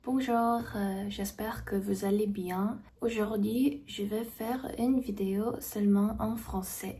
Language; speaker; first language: French; non-native, fluent; Korean